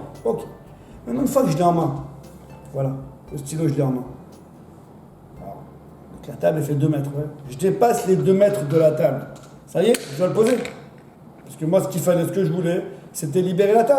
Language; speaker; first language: French; native; French